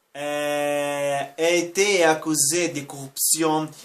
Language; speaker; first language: French; non-native, fluent; Portuguese